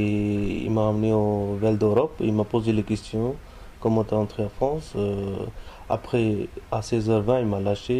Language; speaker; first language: French; non-native, learner; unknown